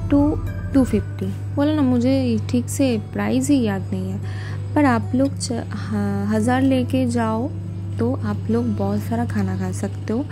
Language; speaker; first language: Hindi; non-native, local second language; Bangla